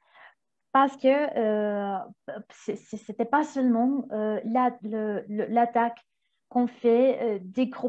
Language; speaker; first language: French; non-native, fluent; Spanish